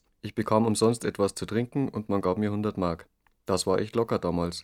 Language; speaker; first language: German; native; German